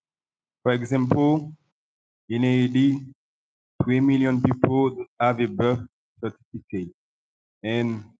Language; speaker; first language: English; non-native, local second language; Haitian Creole